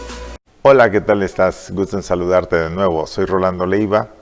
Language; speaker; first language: Spanish; native; Spanish